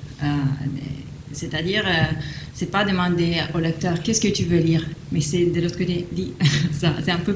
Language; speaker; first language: French; non-native, fluent; Italian